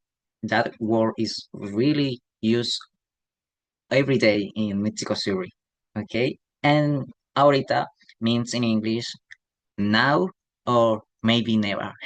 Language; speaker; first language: English; non-native, learner; Spanish